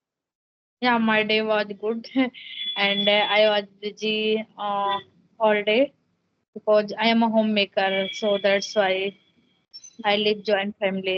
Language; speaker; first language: English; non-native, local second language; Hindi